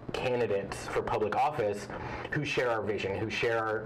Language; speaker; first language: English; native; English